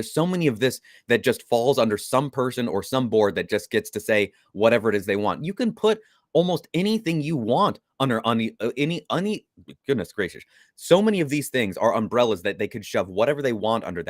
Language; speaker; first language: English; native; English